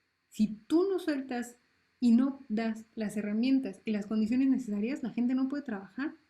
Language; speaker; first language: Spanish; native; Spanish